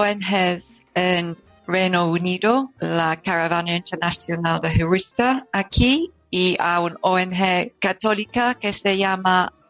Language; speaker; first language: Spanish; non-native, learner; English